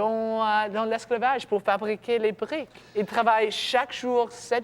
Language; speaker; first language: French; non-native, learner; English